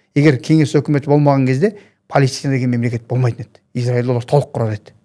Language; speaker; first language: Kazakh; native; Kazakh